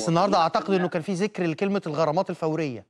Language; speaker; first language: Arabic; native; Arabic